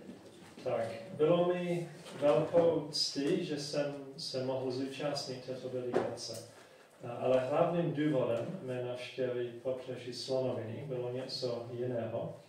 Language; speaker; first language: Czech; non-native, fluent; English